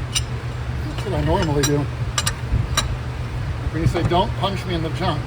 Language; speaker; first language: English; native; English